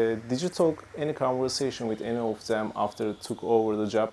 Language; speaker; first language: English; non-native, fluent; Turkish